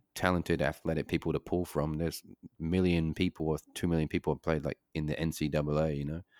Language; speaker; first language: English; native; English